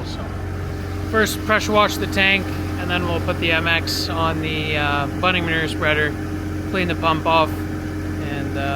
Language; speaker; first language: English; native; English